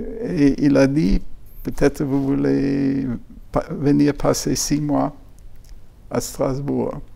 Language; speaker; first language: French; non-native, fluent; German